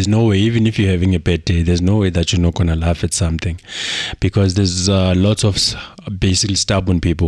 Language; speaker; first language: English; non-native, local second language; Xhosa